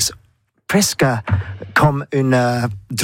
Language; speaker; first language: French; non-native, learner; English